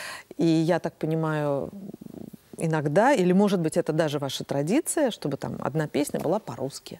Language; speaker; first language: Russian; native; Russian